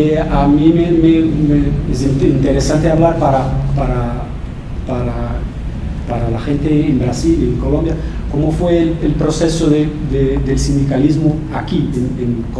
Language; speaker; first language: Spanish; non-native, fluent; Portuguese